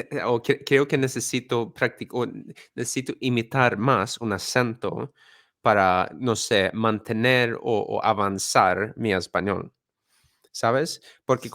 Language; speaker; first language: Spanish; non-native, fluent; Swedish